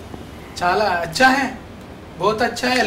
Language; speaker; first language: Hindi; non-native, local second language; Telugu